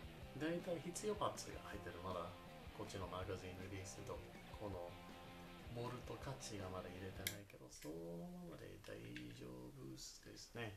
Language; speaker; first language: Japanese; non-native, learner; English